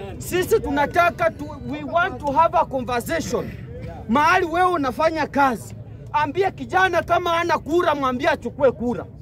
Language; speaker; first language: Swahili; native; Swahili